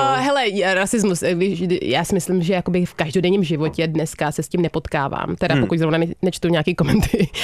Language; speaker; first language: Czech; early bilingual, heritage; Czech